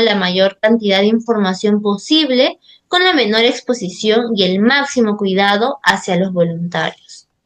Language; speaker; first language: Spanish; native; Spanish